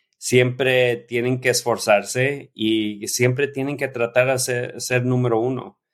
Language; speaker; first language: Spanish; early bilingual, heritage; Spanish